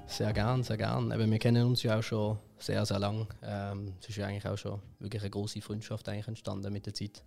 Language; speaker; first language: German; early bilingual, other home language; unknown